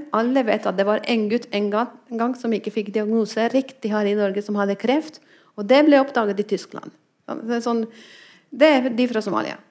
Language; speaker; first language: Norwegian; non-native, fluent; Spanish